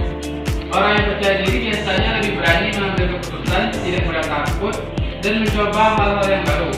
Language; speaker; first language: Indonesian; native; Indonesian